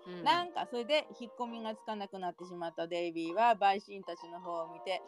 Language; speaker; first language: Japanese; native; Japanese